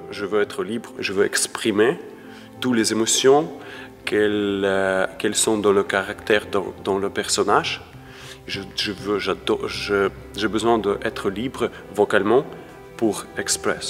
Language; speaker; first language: French; non-native, learner; Ukrainian